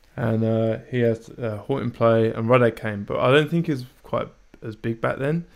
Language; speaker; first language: English; native; English